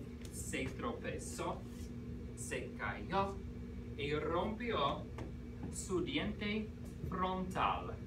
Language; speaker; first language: Spanish; non-native, fluent; English